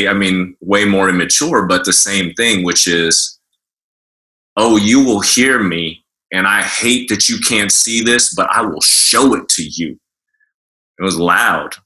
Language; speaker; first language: English; native; English